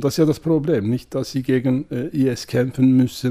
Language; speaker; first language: German; non-native, fluent; Kurdish